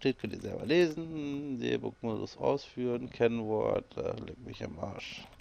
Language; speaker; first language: German; native; German